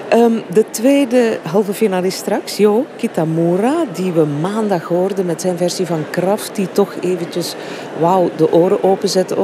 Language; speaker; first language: Dutch; native; Dutch